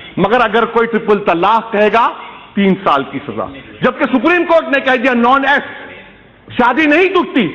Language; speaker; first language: Urdu; native; Urdu